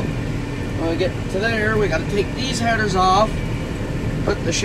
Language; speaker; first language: English; native; English